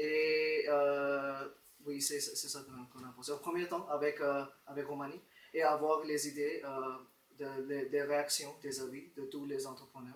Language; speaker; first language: French; non-native, fluent; Romanian